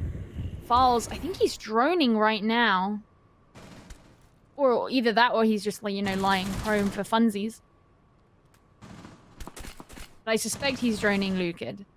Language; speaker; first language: English; native; English